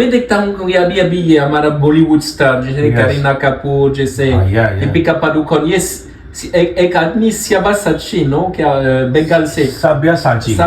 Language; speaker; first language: Hindi; non-native, learner; French